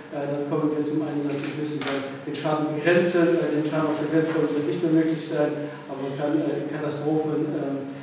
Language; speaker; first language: German; non-native, local second language; Luxembourgish